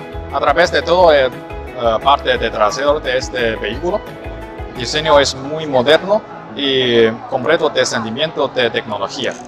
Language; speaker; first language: Spanish; non-native, learner; Chinese